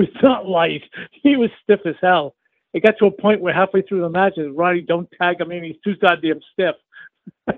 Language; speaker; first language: English; native; English